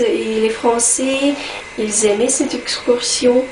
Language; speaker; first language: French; non-native, learner; Russian